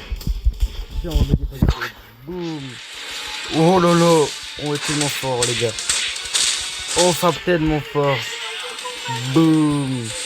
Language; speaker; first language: French; native; French